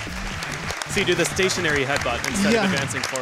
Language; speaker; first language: English; native; English